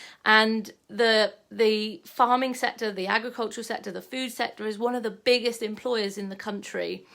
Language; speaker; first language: English; native; English